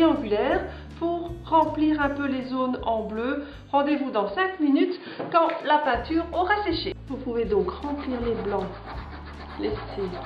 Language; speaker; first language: French; native; French